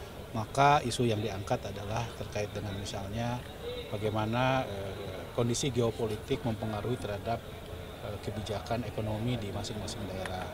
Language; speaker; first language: Indonesian; native; Indonesian